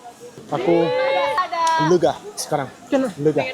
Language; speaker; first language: Indonesian; non-native, learner; Korean